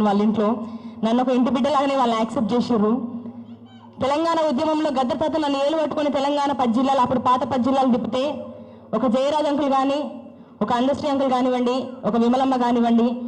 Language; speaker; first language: Telugu; native; Telugu